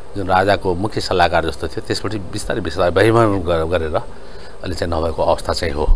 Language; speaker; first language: Nepali; native; Nepali